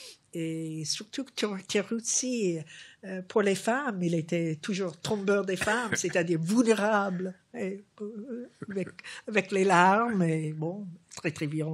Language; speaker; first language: French; non-native, fluent; English